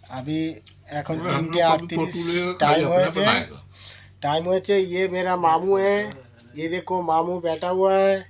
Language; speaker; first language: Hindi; non-native, local second language; Bangla